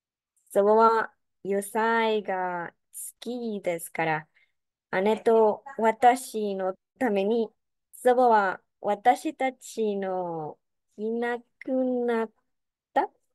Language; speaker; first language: Japanese; non-native, learner; Spanish